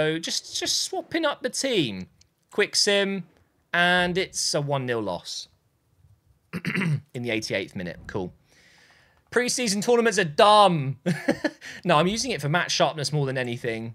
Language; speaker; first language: English; native; English